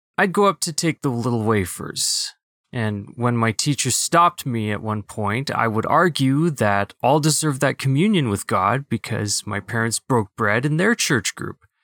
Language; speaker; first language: English; early bilingual, other home language; Filipino